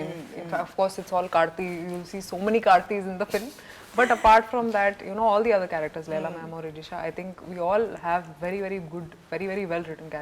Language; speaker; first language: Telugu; non-native, learner; Hindi